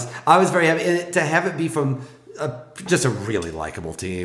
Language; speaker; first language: English; native; English